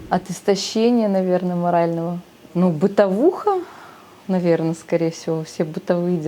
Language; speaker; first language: Russian; native; Russian